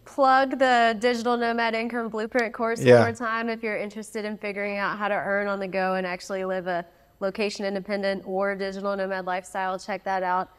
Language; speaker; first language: English; native; English